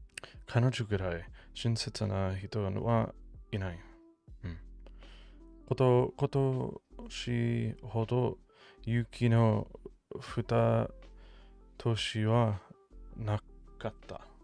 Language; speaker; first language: Japanese; non-native, learner; English